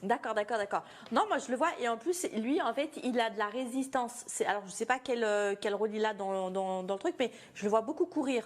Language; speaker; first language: French; native; French